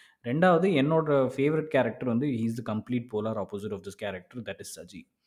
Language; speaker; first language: English; non-native, local second language; Tamil